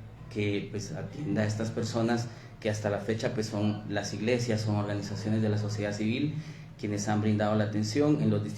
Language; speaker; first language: Spanish; native; Spanish